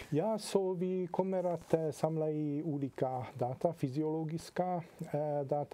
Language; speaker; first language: Swedish; non-native, fluent; Hungarian